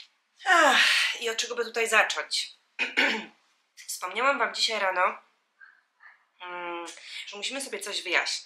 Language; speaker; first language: Polish; native; Polish